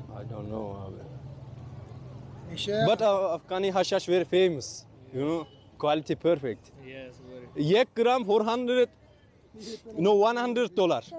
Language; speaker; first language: English; non-native, learner; Turkish